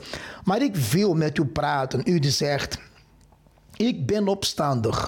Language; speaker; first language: Dutch; non-native, fluent; Portuguese